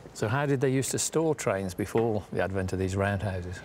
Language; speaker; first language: English; native; English